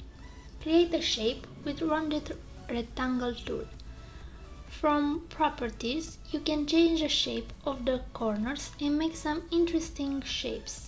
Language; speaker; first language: English; non-native, fluent; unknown